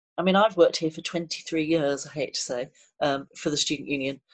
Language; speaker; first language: English; native; English